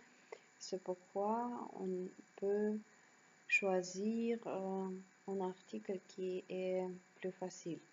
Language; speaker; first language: French; non-native, learner; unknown